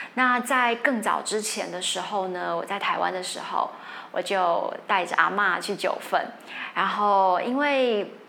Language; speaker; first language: Chinese; native; Chinese